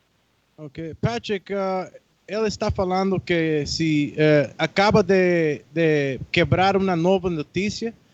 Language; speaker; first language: Portuguese; non-native, fluent; Spanish